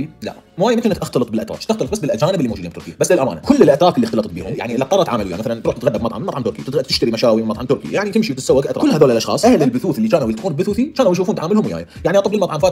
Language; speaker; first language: Arabic; native; Arabic